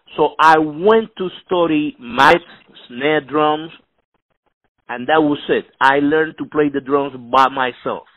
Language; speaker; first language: English; non-native, fluent; Spanish